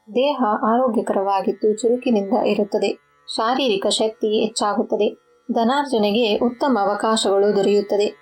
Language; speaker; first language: Kannada; native; Kannada